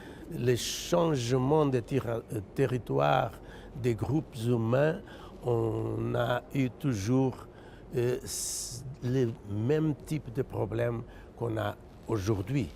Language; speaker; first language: French; non-native, fluent; Portuguese